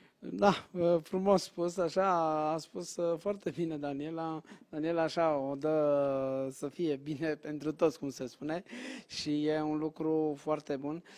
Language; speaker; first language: Romanian; native; Romanian